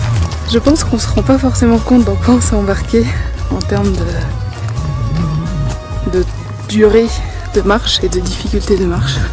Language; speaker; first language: French; native; French